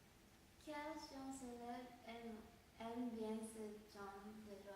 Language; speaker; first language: French; non-native, learner; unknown